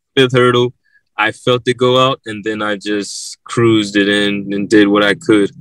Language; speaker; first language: English; native; English